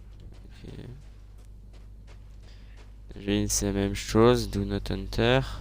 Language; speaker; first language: French; native; French